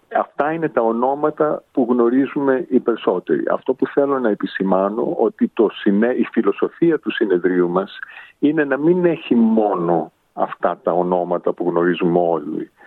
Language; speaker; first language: Greek; early bilingual, heritage; Greek